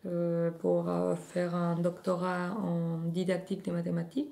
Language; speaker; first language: French; non-native, fluent; Spanish